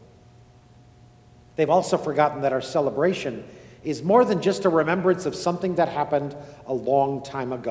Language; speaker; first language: English; native; English